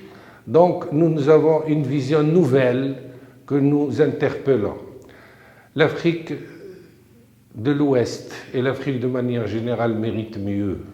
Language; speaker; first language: French; non-native, local second language; Arabic